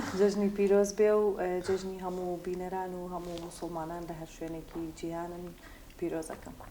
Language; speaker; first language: Central Kurdish; native; Central Kurdish